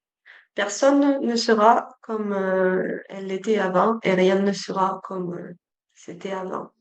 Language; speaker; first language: French; non-native, fluent; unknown